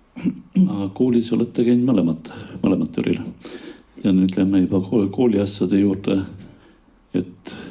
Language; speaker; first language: Estonian; native; Estonian